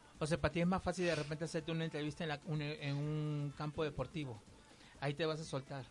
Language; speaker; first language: Spanish; native; Spanish